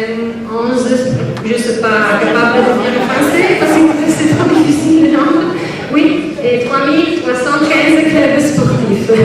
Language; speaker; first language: French; non-native, learner; Italian